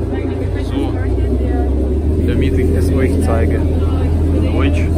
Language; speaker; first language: German; non-native, fluent; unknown